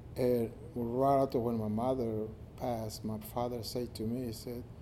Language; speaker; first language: English; non-native, fluent; Spanish